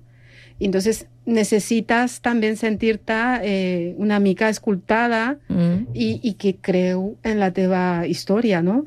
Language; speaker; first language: Catalan; non-native, fluent; Spanish